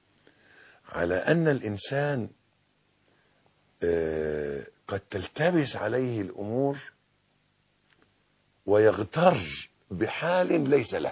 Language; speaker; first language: Arabic; native; Arabic